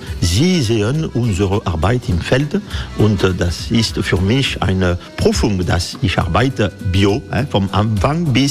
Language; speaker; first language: German; non-native, learner; French